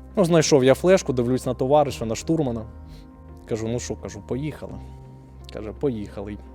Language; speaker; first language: Ukrainian; native; Ukrainian